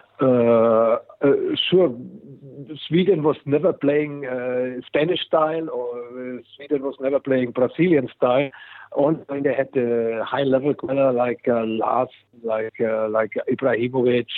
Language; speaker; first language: English; non-native, fluent; German